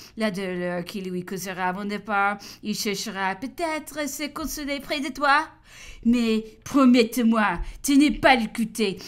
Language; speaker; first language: French; non-native, fluent; English